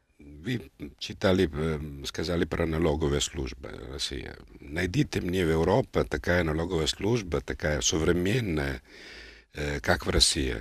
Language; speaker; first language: Russian; non-native, fluent; Italian